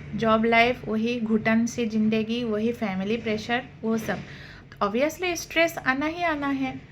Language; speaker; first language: Hindi; non-native, local second language; Assamese